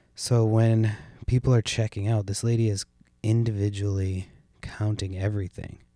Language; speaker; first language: English; native; English